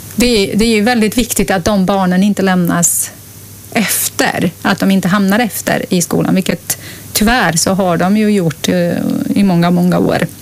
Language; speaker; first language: Swedish; non-native, fluent; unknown